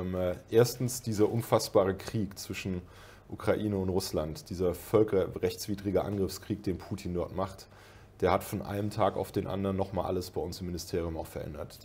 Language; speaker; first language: German; native; German